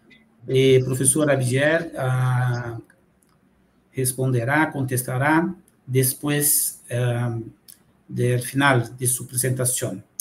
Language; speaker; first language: Spanish; non-native, fluent; Portuguese